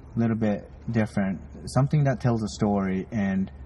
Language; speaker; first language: English; non-native, fluent; Japanese